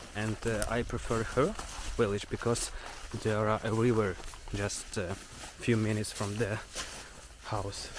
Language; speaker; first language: English; non-native, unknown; Ukrainian